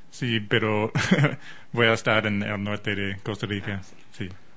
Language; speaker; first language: Spanish; non-native, learner; English